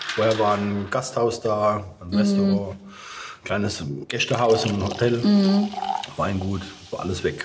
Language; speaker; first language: German; native; German